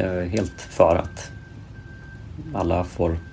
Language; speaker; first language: Swedish; native; Swedish